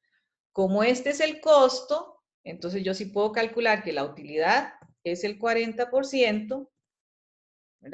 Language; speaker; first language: Spanish; native; Spanish